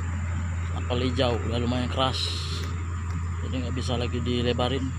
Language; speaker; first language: Indonesian; native; Indonesian